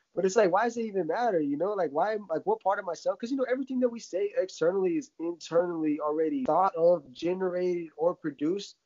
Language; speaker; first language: English; early bilingual, other home language; Russian